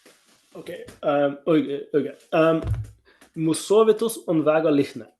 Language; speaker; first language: Estonian; non-native, fluent; Norwegian